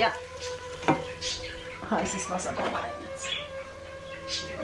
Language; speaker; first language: German; non-native, learner; Kurdish